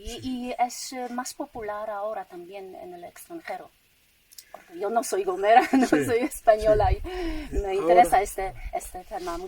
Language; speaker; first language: Spanish; non-native, fluent; Polish